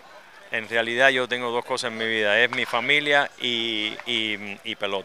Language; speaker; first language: Spanish; early bilingual, other home language; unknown